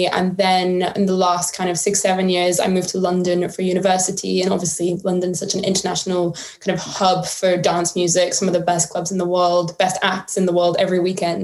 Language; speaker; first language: English; native; English